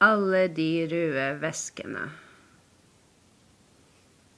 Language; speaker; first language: Norwegian; non-native, learner; English